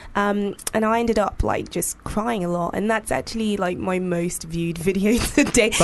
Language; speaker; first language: English; non-native, local second language; Yoruba